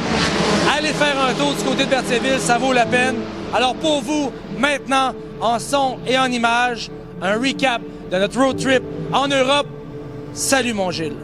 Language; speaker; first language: French; native; French